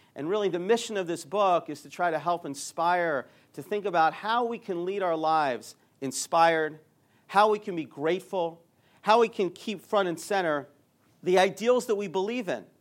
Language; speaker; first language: English; native; English